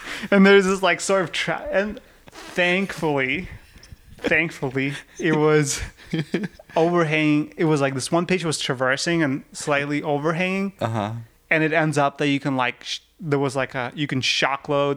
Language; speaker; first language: English; early bilingual, other home language; Russian